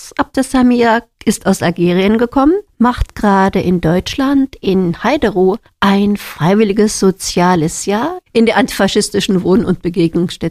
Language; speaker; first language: German; native; German